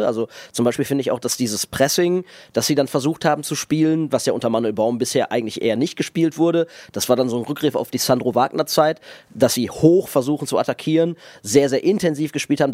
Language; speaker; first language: German; native; German